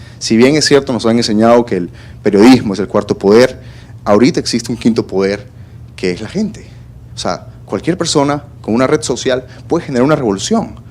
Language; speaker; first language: Spanish; native; Spanish